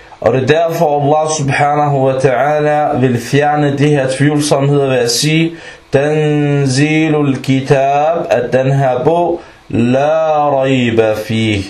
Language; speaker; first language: Danish; early bilingual, other home language; Arabic